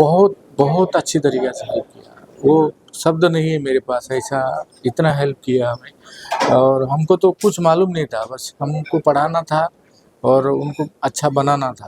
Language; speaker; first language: Hindi; non-native, local second language; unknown